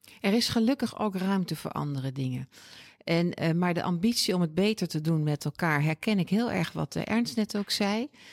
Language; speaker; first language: Dutch; native; Dutch